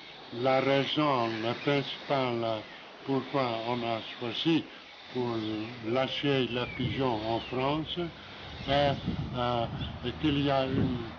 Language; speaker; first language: French; non-native, learner; Dutch